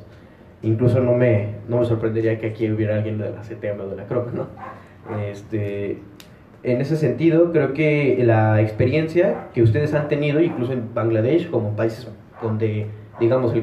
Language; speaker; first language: Spanish; native; Spanish